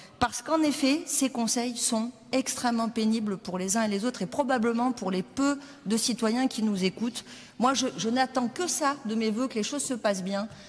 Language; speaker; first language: French; native; French